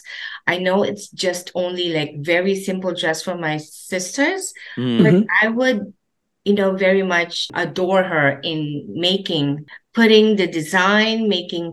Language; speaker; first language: English; non-native, local second language; Filipino